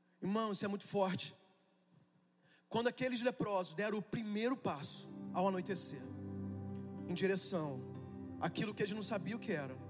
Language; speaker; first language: Portuguese; native; Portuguese